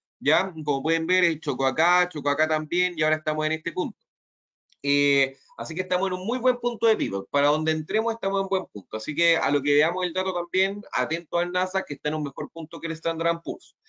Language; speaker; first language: Spanish; native; Spanish